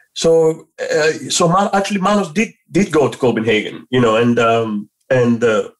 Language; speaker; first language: English; non-native, fluent; Greek